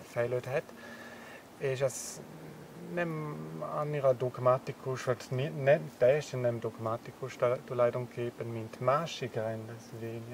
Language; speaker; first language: Hungarian; non-native, learner; German